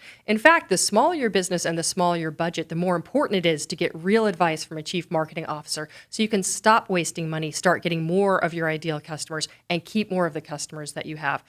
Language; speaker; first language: English; native; English